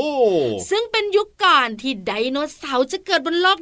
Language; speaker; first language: Thai; native; Thai